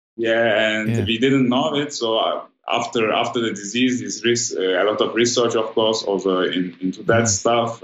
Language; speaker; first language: English; non-native, fluent; German